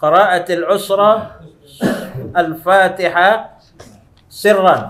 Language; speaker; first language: Arabic; non-native, learner; Indonesian